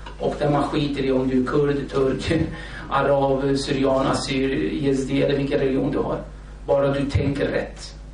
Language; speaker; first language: Swedish; early bilingual, other home language; Kurdish